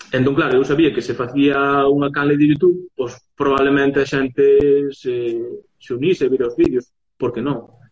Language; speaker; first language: Galician; native; Galician